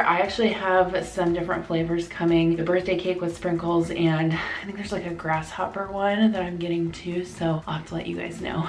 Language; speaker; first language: English; native; English